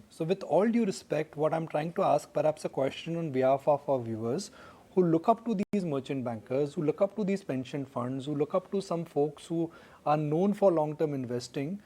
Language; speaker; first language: English; non-native, local second language; Hindi